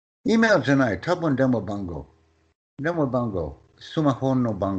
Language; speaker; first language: Japanese; non-native, learner; English